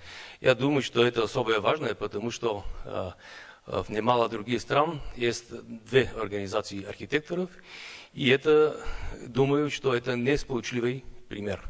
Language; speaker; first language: Russian; non-native, learner; Bulgarian